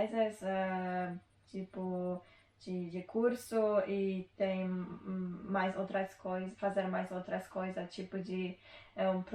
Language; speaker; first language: Portuguese; non-native, learner; Polish